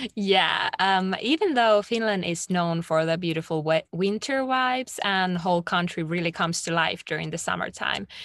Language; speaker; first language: English; non-native, fluent; Finnish